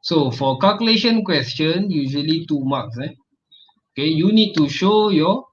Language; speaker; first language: English; non-native, local second language; Malay